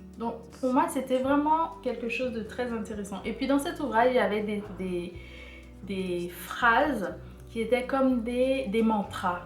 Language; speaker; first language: French; native; French